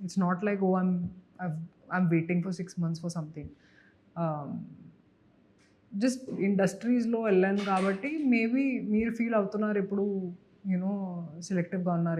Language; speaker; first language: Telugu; non-native, fluent; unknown